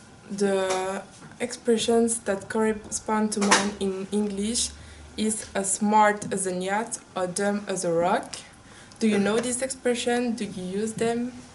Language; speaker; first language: English; non-native, learner; French